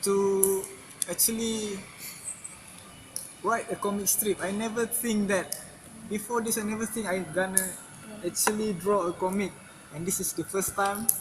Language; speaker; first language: English; non-native, local second language; Malay